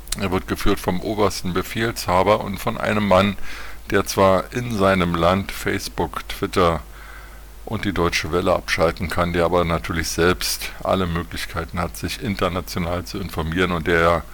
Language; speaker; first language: German; native; German